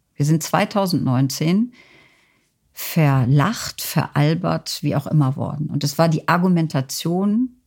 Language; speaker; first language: German; native; German